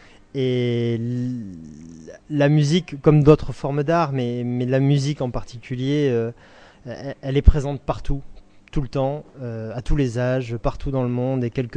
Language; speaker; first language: French; native; French